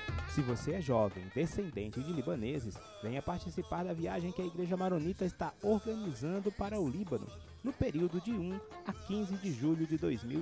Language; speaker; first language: Portuguese; native; Portuguese